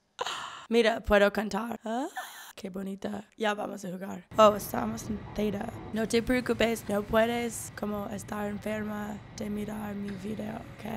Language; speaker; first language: Spanish; non-native, learner; English